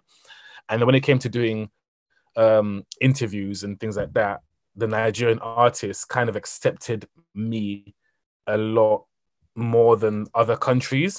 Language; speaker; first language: English; native; English